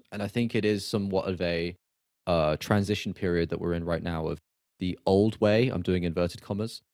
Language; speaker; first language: English; native; English